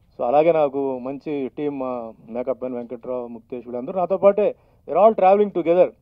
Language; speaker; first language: Telugu; non-native, local second language; Tamil